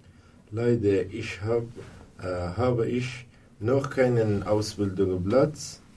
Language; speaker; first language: German; non-native, learner; Arabic